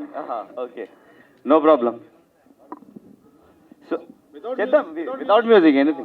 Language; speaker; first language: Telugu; non-native, learner; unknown